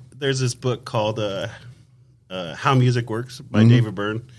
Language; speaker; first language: English; native; English